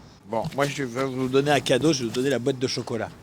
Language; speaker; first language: French; native; French